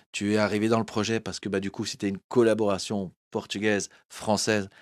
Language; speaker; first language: French; early bilingual, other home language; Portuguese